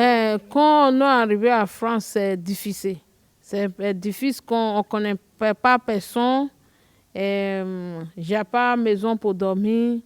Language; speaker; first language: French; non-native, learner; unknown